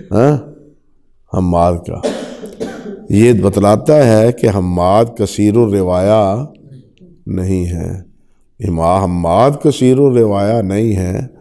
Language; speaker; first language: Urdu; non-native, local second language; Punjabi